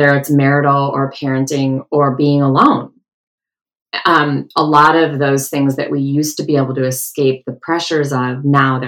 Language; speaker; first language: English; native; English